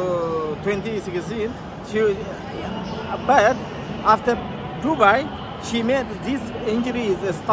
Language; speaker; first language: English; non-native, learner; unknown